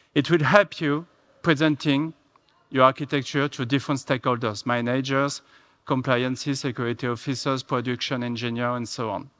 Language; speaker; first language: English; non-native, fluent; French